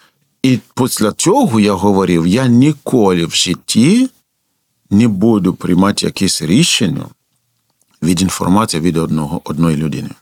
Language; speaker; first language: Ukrainian; non-native, fluent; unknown